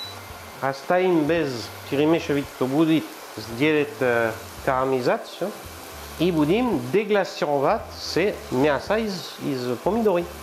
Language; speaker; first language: Russian; non-native, learner; French